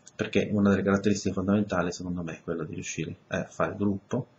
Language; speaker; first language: Italian; early bilingual, other home language; Spanish